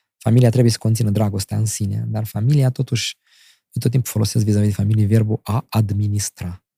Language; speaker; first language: Romanian; native; Romanian